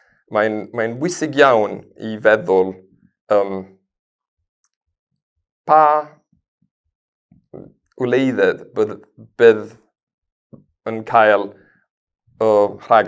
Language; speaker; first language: Welsh; non-native, learner; Spanish